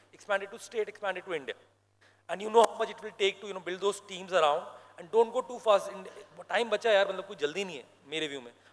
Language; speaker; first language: English; non-native, local second language; Hindi